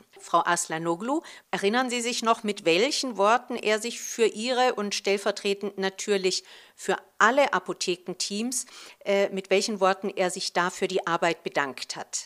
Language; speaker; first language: German; native; German